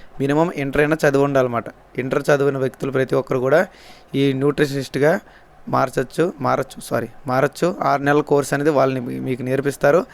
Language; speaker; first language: Telugu; native; Telugu